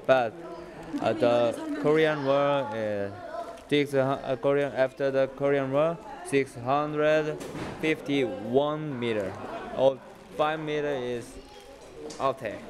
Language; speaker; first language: English; non-native, learner; Korean